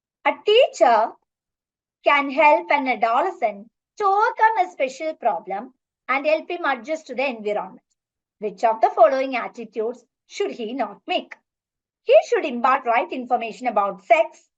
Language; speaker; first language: English; non-native, local second language; Malayalam